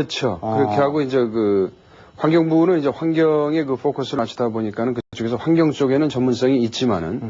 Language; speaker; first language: Korean; native; Korean